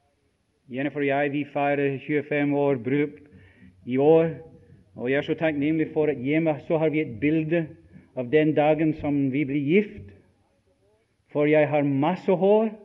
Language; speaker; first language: Norwegian; non-native, fluent; English